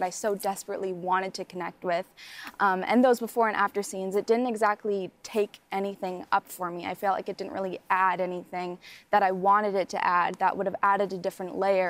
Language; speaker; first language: English; native; English